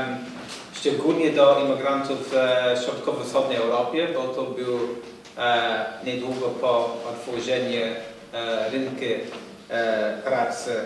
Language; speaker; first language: Polish; non-native, fluent; English